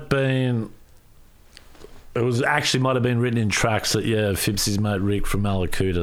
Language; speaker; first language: English; native; English